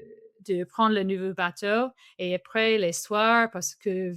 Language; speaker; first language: French; non-native, fluent; English